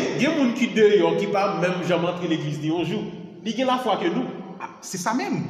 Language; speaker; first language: French; non-native, local second language; Haitian Creole